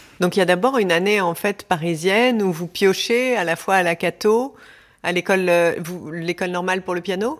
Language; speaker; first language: French; native; French